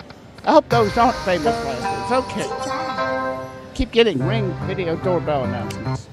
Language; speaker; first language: English; native; English